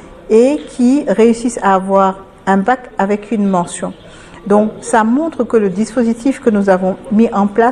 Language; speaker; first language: French; non-native, local second language; Wolof